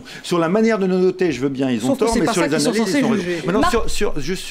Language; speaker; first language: French; native; French